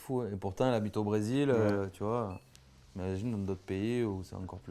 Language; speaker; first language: French; native; French